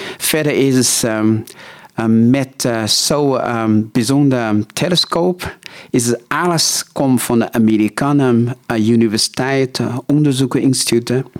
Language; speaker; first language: Dutch; non-native, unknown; Chinese